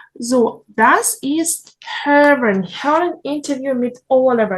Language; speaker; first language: German; non-native, learner; Ukrainian